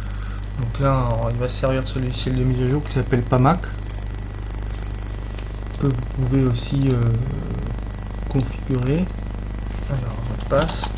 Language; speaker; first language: French; native; French